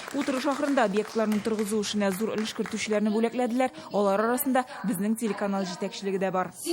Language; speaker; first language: Tatar; native; Tatar